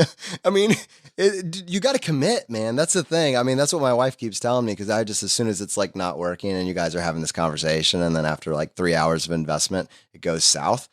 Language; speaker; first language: English; native; English